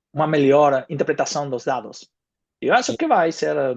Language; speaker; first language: Portuguese; non-native, fluent; Spanish